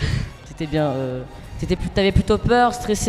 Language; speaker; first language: French; native; French